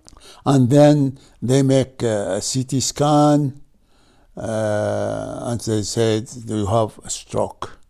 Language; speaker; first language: English; non-native, fluent; Arabic